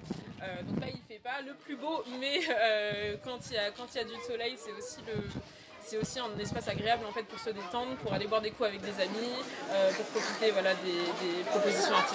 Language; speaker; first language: French; native; French